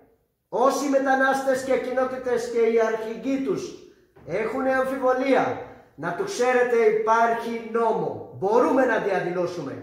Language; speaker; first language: Greek; non-native, fluent; Urdu